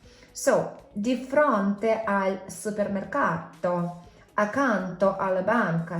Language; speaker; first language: Italian; non-native, fluent; English